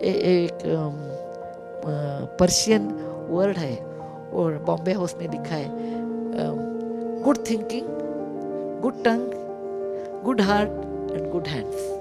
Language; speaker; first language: Hindi; non-native, local second language; Kannada